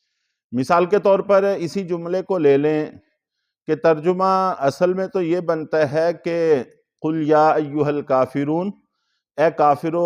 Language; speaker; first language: Urdu; native; Urdu